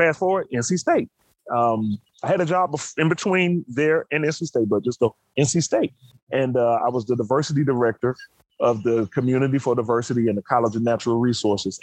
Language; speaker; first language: English; native; English